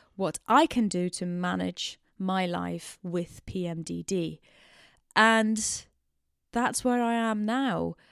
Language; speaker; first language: English; non-native, fluent; Dutch